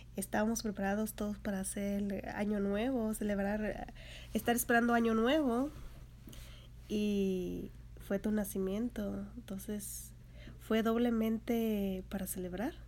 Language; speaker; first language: Spanish; native; Spanish